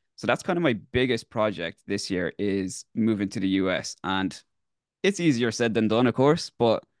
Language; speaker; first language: English; native; English